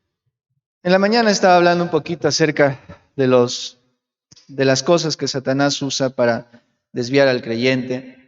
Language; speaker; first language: Spanish; native; Spanish